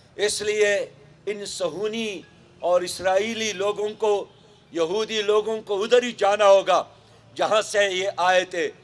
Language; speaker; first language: Urdu; non-native, local second language; Pashto